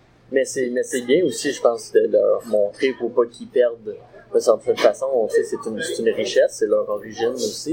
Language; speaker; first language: French; native; French